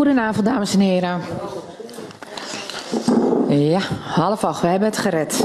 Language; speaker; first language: Dutch; native; Dutch